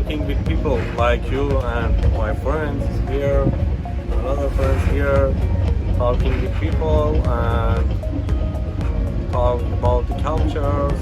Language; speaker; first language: English; non-native, learner; Persian